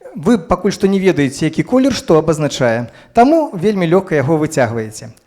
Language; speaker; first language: Belarusian; non-native, local second language; Russian